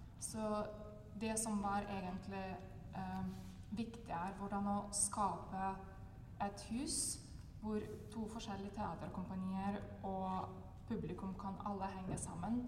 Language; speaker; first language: Norwegian; non-native, fluent; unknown